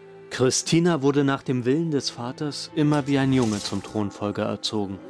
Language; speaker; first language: German; native; German